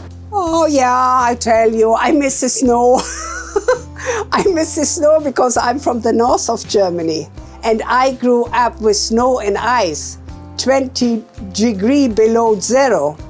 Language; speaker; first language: English; non-native, fluent; German